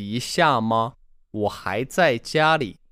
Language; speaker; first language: Chinese; non-native, learner; English